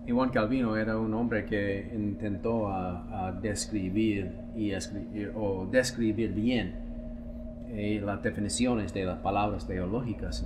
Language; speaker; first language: Spanish; non-native, fluent; English